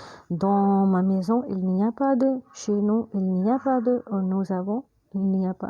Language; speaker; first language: French; non-native, fluent; Hindi